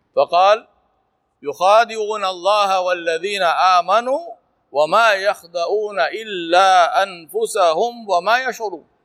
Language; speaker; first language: Arabic; non-native, fluent; Urdu